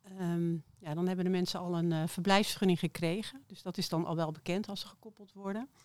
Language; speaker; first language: Dutch; native; Dutch